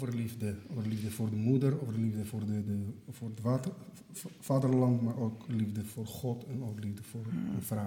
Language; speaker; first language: Dutch; non-native, local second language; Arabic